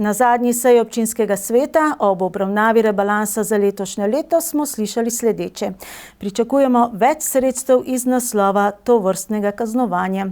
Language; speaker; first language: Slovenian; native; Slovenian